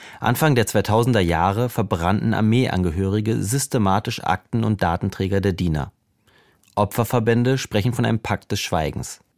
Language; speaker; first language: German; native; German